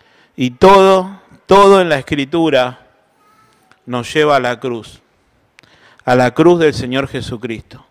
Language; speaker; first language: Spanish; native; Spanish